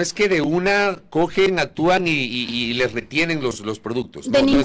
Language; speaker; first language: Spanish; native; Spanish